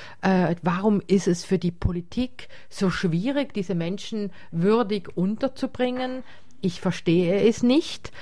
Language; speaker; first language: German; native; German